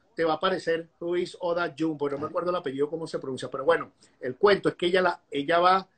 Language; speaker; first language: Spanish; native; Spanish